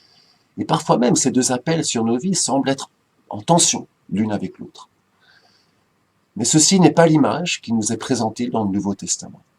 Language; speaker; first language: French; native; French